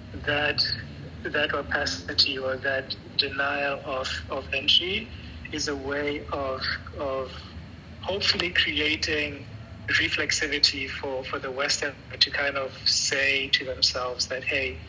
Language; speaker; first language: English; non-native, local second language; Tswana